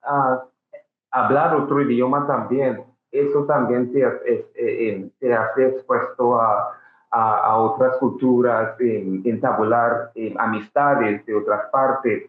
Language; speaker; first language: Spanish; non-native, fluent; English